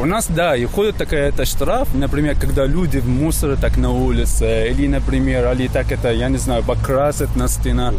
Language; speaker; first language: Russian; non-native, learner; Greek